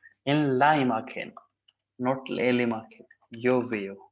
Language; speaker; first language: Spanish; non-native, fluent; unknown